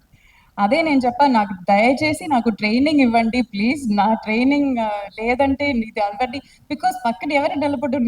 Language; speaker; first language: Telugu; non-native, fluent; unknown